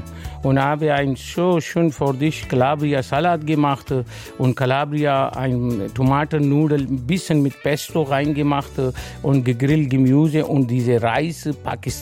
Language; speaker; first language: German; non-native, learner; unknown